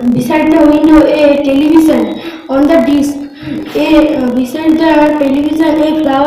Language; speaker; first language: English; non-native, learner; Bangla